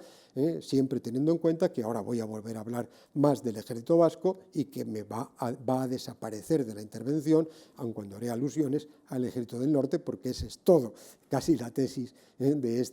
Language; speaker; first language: Spanish; native; Spanish